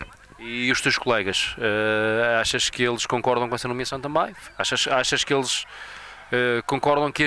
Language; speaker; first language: Portuguese; native; Portuguese